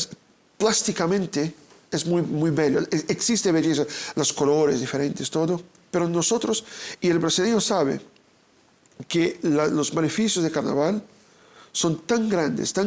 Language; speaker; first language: Spanish; non-native, fluent; Portuguese